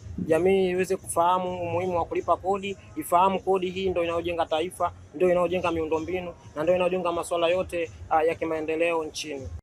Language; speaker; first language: Swahili; native; Swahili